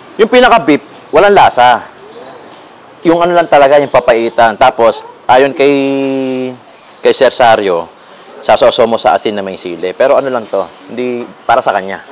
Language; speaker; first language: Filipino; native; Filipino